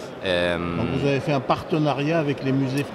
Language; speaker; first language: French; native; French